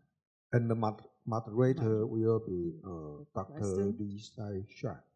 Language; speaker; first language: English; non-native, learner; Chinese